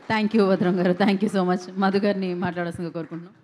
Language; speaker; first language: Telugu; native; Telugu